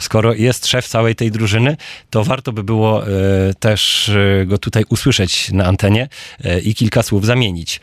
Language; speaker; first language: Polish; native; Polish